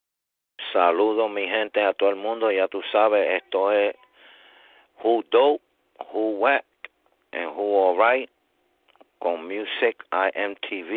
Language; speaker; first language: Spanish; early bilingual, heritage; Spanish